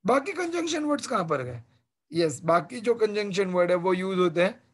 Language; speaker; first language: Hindi; non-native, local second language; Marathi